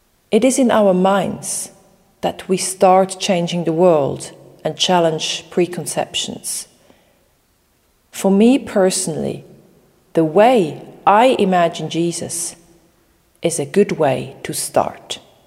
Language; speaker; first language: English; non-native, fluent; German